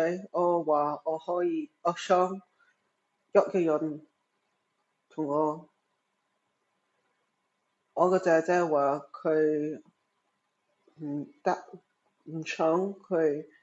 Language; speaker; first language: Cantonese; early bilingual, heritage; Cantonese